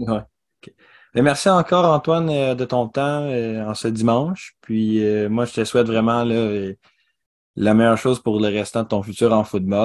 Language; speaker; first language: French; native; French